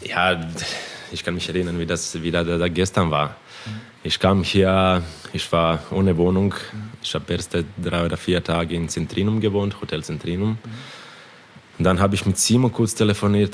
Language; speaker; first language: German; non-native, fluent; Croatian